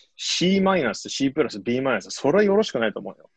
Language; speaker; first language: Japanese; native; Japanese